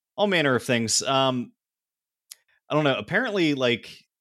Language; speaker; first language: English; native; English